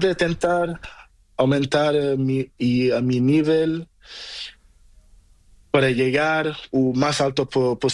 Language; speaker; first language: Spanish; non-native, learner; Portuguese